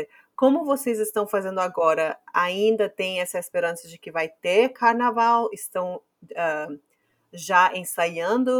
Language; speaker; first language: Portuguese; non-native, fluent; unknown